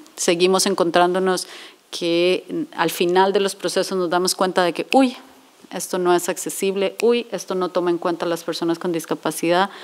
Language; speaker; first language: Spanish; native; Spanish